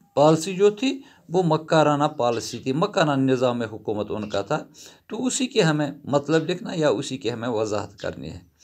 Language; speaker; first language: Urdu; non-native, local second language; Kashmiri